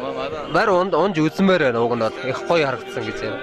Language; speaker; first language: Korean; non-native, learner; Mongolian